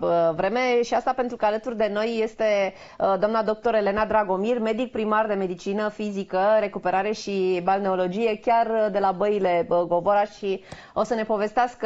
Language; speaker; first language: Romanian; native; Romanian